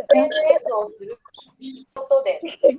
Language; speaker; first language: Japanese; non-native, learner; Indonesian